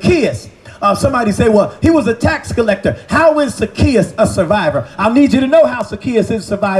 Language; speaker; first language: English; native; English